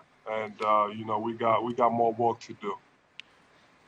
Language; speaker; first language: English; non-native, local second language; French